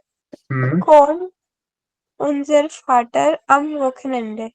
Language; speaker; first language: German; non-native, learner; Hindi